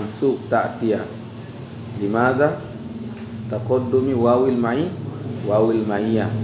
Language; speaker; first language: Arabic; non-native, fluent; Indonesian